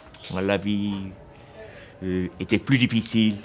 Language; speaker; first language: French; non-native, local second language; Vietnamese